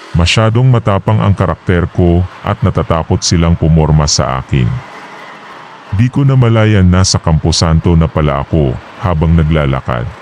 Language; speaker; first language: Filipino; native; Filipino